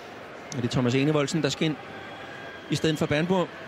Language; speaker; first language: Danish; native; Danish